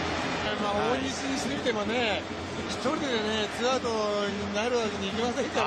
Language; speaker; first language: Japanese; native; Japanese